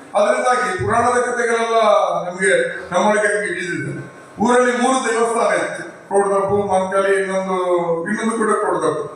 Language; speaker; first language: Kannada; non-native, local second language; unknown